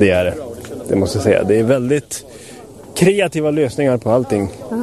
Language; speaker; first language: Swedish; native; Swedish